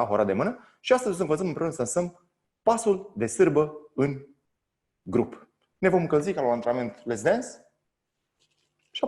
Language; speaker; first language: Romanian; native; Romanian